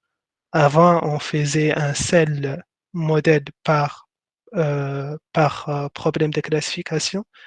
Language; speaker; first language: French; non-native, local second language; Arabic